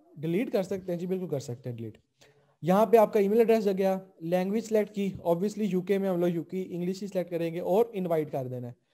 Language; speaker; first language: Urdu; non-native, local second language; Punjabi